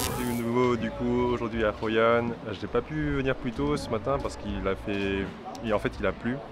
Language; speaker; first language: French; early bilingual, other home language; Chinese